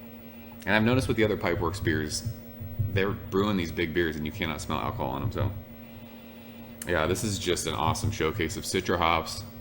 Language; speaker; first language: English; native; English